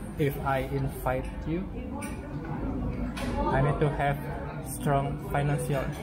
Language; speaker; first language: English; non-native, learner; Indonesian